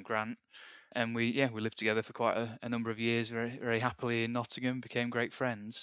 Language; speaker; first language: English; native; English